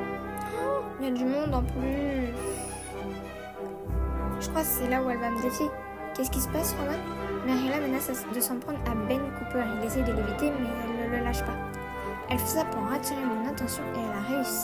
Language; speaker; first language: French; native; French